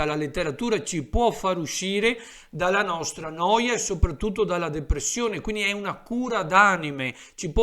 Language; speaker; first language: Italian; native; Italian